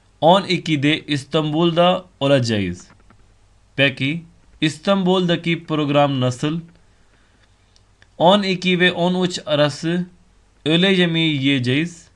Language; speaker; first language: Turkish; non-native, fluent; Urdu